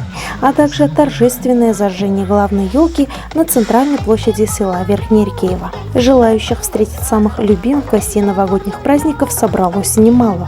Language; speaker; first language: Russian; native; Russian